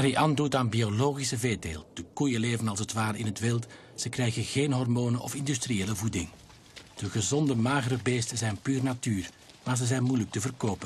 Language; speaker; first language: Dutch; native; Dutch